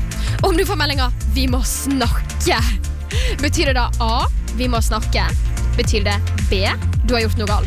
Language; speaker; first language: Norwegian; native; Norwegian